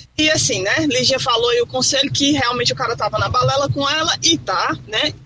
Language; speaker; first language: Portuguese; native; Portuguese